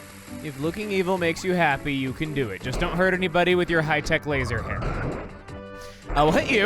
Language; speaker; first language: English; native; English